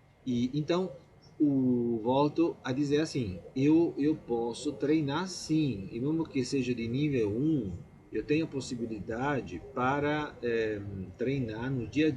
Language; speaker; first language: Portuguese; non-native, fluent; Italian